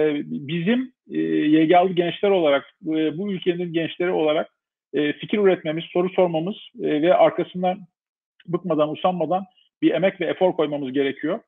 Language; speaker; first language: Turkish; native; Turkish